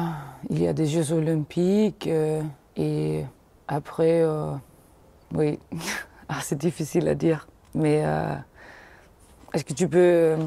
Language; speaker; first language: French; non-native, fluent; Danish